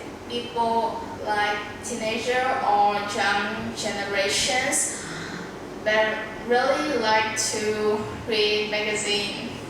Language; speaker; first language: English; non-native, learner; Vietnamese